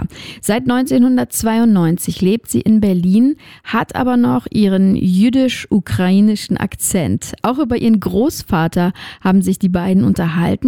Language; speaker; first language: German; native; German